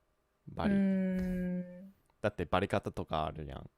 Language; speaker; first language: Japanese; early bilingual, heritage; Japanese